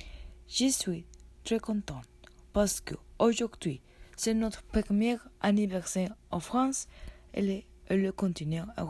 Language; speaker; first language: French; non-native, learner; Spanish